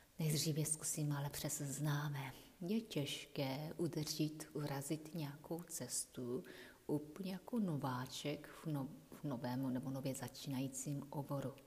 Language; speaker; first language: Czech; non-native, fluent; Japanese